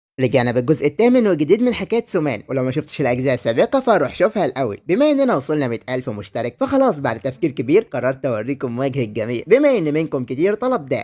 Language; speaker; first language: Arabic; native; Arabic